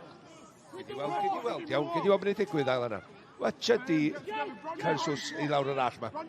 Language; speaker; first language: Welsh; native; Welsh